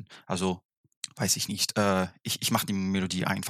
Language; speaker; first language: German; non-native, fluent; Arabic